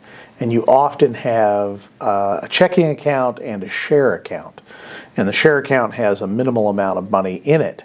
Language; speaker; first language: English; native; English